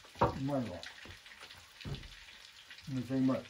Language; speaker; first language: Japanese; native; Japanese